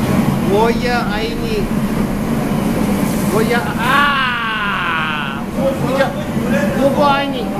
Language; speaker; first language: Chinese; non-native, learner; English